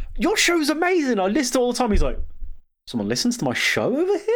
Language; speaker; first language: English; native; English